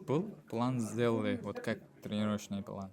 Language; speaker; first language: Russian; non-native, learner; Uzbek